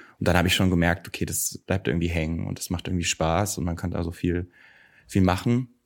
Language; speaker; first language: German; native; German